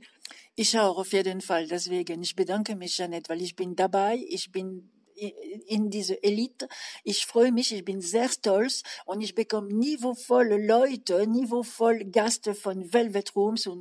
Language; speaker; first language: German; non-native, learner; French